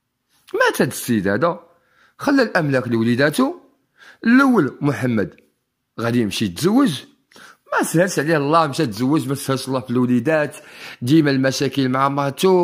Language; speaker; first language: Arabic; native; Arabic